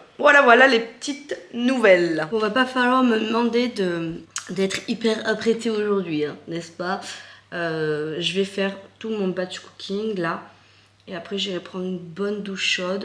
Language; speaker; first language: French; native; French